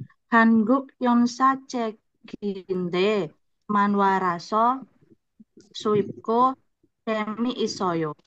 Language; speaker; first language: Korean; non-native, learner; Indonesian